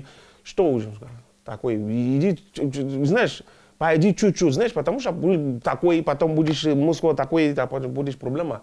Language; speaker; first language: Russian; non-native, learner; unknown